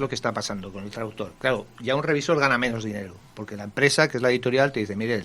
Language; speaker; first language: Spanish; native; Spanish